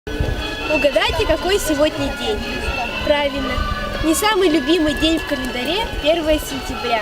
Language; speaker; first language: Russian; native; Russian